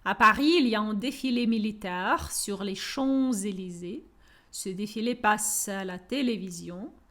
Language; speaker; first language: French; non-native, fluent; Ukrainian